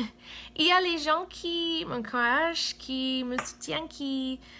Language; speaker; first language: French; non-native, fluent; English